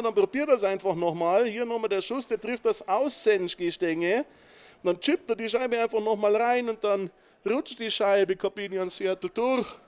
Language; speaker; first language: German; native; German